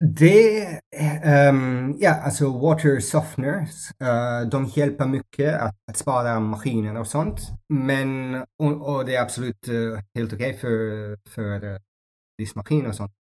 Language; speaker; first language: Swedish; non-native, learner; English